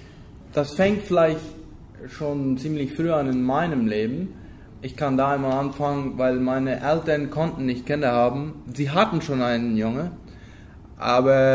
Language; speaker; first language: German; non-native, local second language; Low German